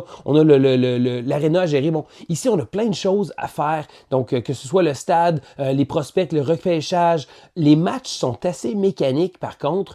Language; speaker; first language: French; native; French